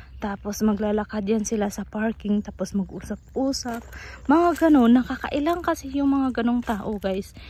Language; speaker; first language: Filipino; native; Filipino